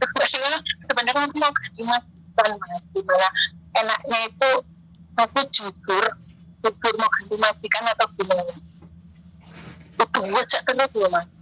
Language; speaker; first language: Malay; non-native, local second language; Javanese